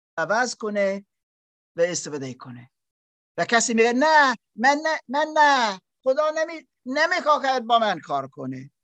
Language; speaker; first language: Persian; non-native, learner; German